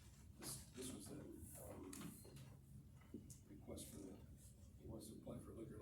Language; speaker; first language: English; native; English